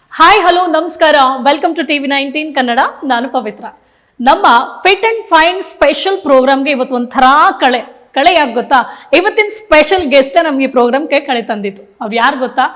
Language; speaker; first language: Kannada; native; Kannada